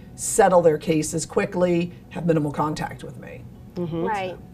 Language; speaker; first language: English; native; English